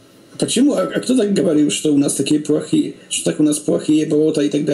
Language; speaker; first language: Russian; non-native, learner; Polish